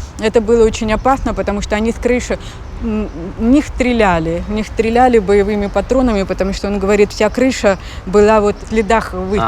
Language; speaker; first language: Russian; native; Russian